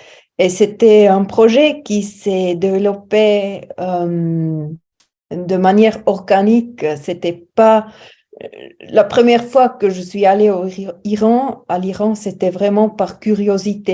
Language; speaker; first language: French; non-native, fluent; German